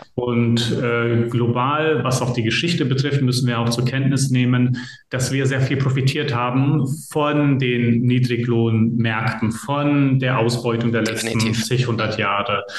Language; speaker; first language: German; early bilingual, other home language; Serbian